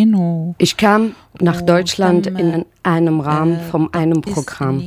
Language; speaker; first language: German; non-native, learner; Arabic